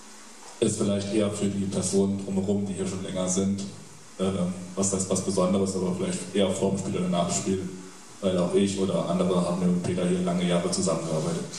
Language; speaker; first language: German; native; German